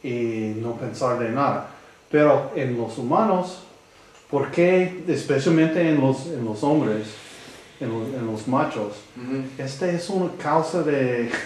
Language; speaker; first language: Spanish; non-native, learner; English